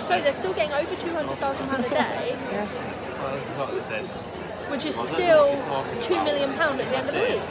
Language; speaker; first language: English; native; English